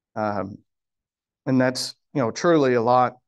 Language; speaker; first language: English; native; English